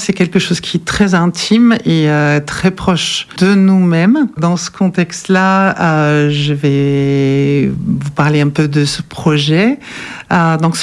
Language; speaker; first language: French; non-native, fluent; German